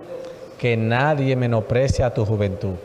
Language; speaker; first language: Spanish; non-native, fluent; Haitian Creole